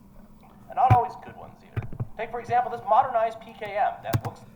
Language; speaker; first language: English; native; English